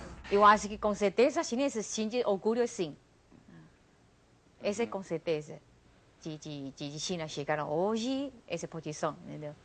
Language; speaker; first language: Portuguese; non-native, learner; Chinese